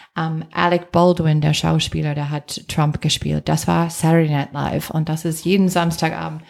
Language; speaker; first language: German; non-native, fluent; English